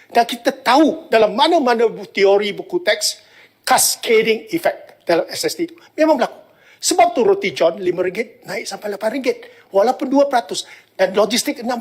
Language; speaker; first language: Malay; non-native, local second language; Chinese